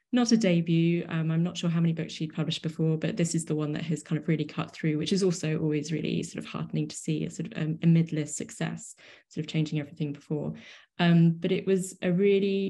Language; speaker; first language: English; native; English